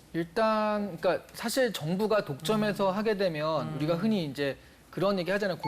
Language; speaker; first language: Korean; native; Korean